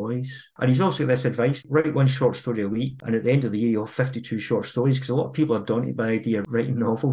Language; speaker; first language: English; native; English